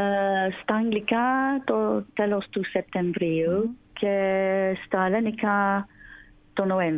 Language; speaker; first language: Greek; non-native, learner; English